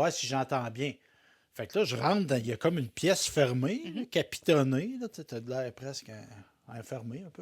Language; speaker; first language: French; native; French